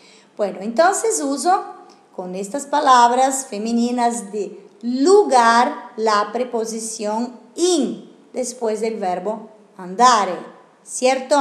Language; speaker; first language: Spanish; non-native, fluent; Portuguese